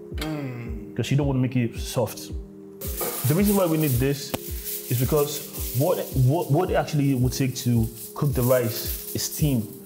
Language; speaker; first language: English; non-native, local second language; Yoruba